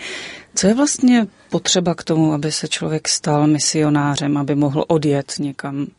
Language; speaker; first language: Czech; native; Czech